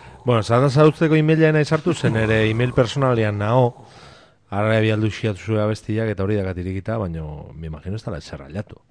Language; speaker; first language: Basque; native; Basque